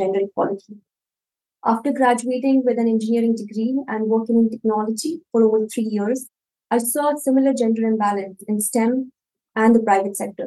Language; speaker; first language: English; non-native, local second language; Hindi